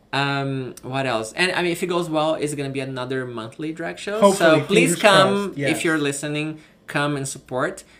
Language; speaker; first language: English; non-native, fluent; Portuguese